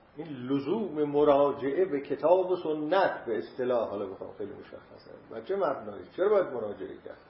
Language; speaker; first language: Persian; non-native, local second language; Azerbaijani